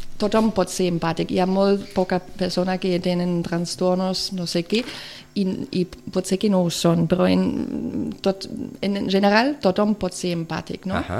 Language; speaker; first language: Catalan; non-native, local second language; Spanish